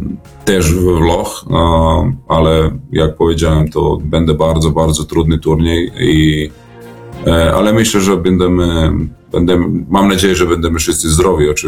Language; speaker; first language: Polish; non-native, learner; Serbian